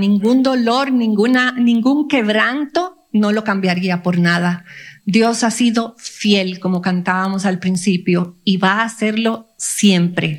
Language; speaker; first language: Spanish; native; Spanish